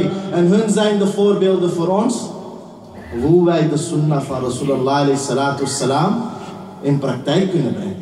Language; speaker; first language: Dutch; early bilingual, heritage; Urdu